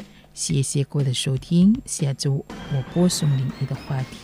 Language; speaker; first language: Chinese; non-native, fluent; Indonesian